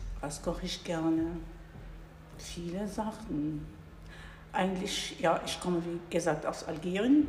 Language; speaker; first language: German; non-native, learner; Arabic